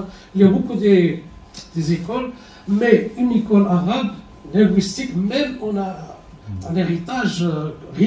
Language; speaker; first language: French; non-native, learner; Arabic